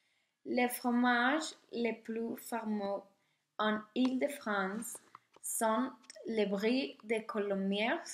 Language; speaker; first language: French; non-native, learner; Spanish